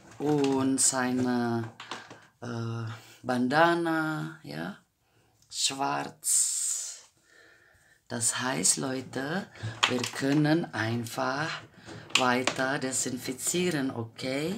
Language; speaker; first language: German; non-native, fluent; Croatian